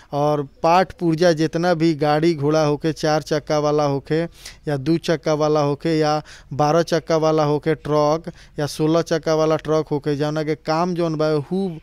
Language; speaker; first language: Hindi; native; Hindi